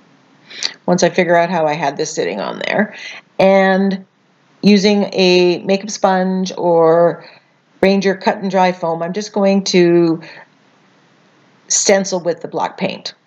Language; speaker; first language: English; native; English